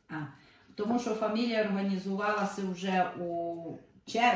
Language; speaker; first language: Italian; non-native, learner; Ukrainian